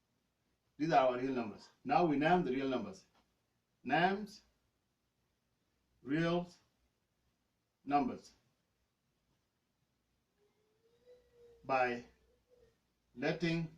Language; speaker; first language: English; non-native, fluent; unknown